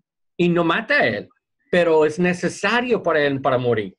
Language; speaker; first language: Spanish; non-native, learner; English